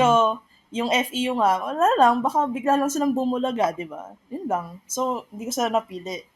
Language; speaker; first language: Filipino; native; Filipino